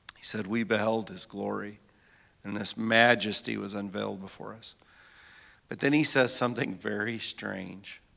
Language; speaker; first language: English; native; English